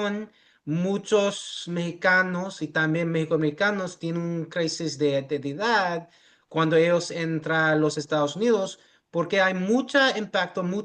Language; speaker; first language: Spanish; early bilingual, heritage; English